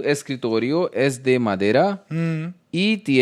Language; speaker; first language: Spanish; non-native, learner; Hindi